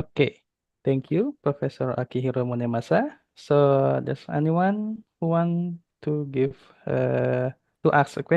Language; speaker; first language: English; non-native, fluent; Indonesian